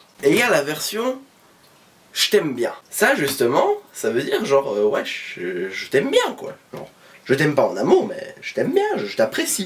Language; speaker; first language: French; native; French